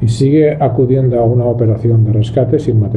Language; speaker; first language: Spanish; native; Spanish